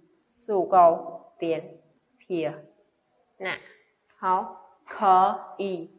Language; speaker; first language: Chinese; non-native, fluent; Khmer